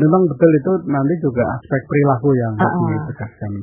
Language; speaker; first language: Indonesian; native; Indonesian